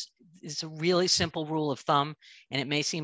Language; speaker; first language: English; native; English